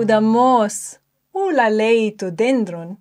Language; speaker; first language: Greek; non-native, fluent; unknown